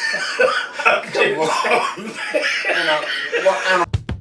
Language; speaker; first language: English; native; English